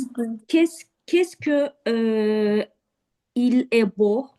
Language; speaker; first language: French; non-native, learner; Azerbaijani